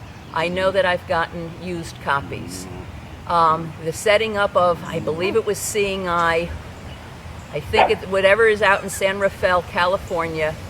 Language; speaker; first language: English; native; English